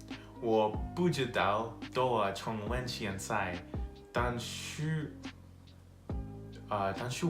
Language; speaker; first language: Chinese; non-native, learner; English